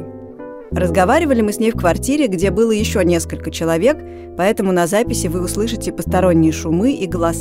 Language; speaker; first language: Russian; native; Russian